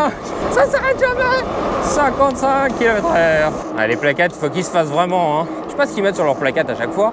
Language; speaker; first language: French; native; French